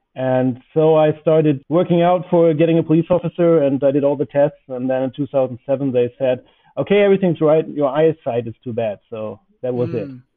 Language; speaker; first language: English; non-native, fluent; German